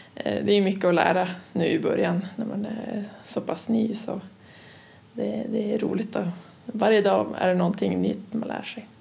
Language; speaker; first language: Swedish; native; Swedish